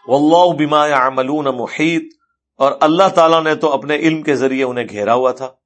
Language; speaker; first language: Urdu; non-native, local second language; Punjabi